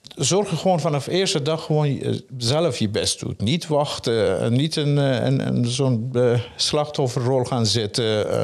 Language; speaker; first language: Dutch; non-native, fluent; Persian